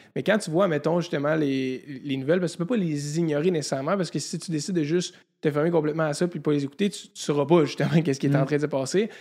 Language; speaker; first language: French; native; French